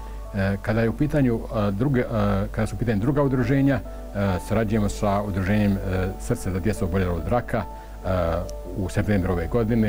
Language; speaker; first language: Croatian; native; Croatian